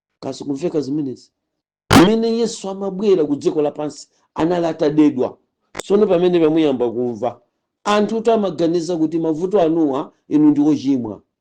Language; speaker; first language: Nyanja; native; Nyanja